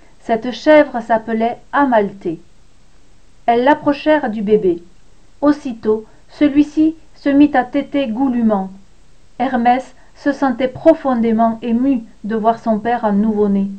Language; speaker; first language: French; native; French